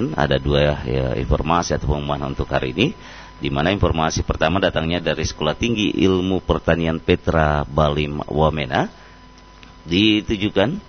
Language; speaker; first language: Indonesian; native; Indonesian